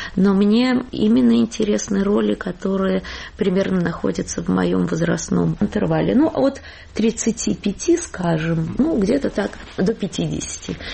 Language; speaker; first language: Russian; native; Russian